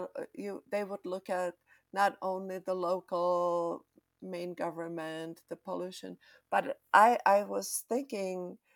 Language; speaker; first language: English; non-native, fluent; Czech